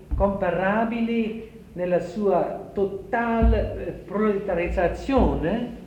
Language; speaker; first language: Italian; non-native, fluent; German